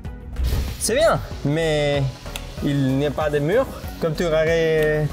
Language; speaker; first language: French; non-native, learner; Spanish